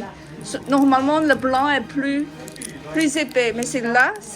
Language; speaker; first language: French; non-native, learner; Chinese